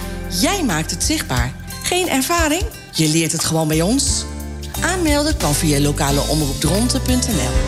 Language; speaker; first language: Dutch; native; Dutch